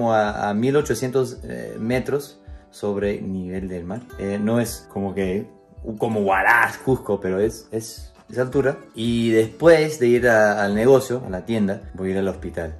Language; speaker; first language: Spanish; non-native, fluent; English